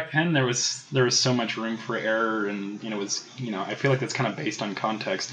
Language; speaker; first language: English; native; English